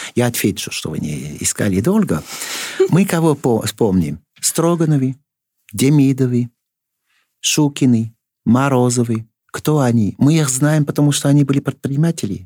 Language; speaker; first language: Russian; non-native, fluent; French